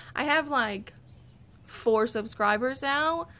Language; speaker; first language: English; native; English